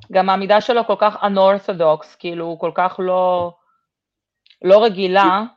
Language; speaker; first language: Hebrew; early bilingual, other home language; Russian